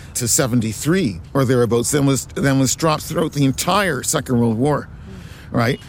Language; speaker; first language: English; native; English